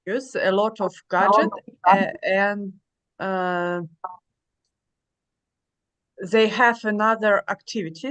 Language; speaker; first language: English; non-native, learner; Russian